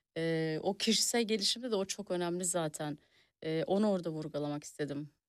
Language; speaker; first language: Turkish; early bilingual, heritage; Turkish